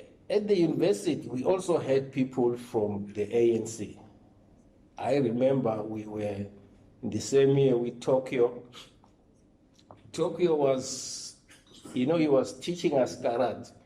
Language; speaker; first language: English; non-native, local second language; Swati